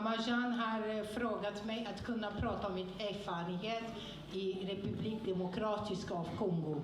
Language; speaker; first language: Swedish; non-native, fluent; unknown